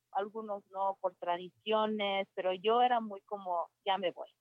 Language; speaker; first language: Spanish; early bilingual, heritage; Spanish